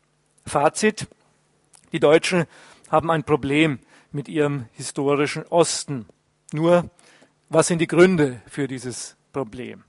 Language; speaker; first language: German; native; German